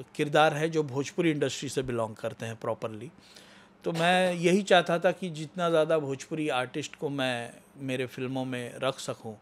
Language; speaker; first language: Hindi; non-native, local second language; Marathi